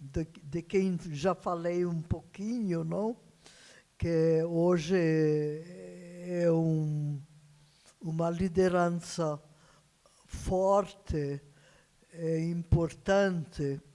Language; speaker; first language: Portuguese; non-native, fluent; Hungarian